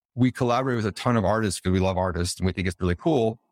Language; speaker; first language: English; native; English